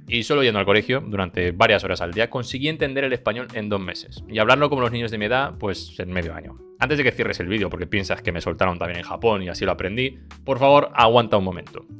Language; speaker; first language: Spanish; early bilingual, other home language; Bulgarian